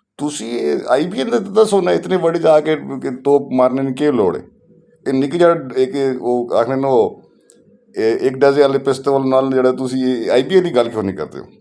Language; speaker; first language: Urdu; non-native, local second language; Punjabi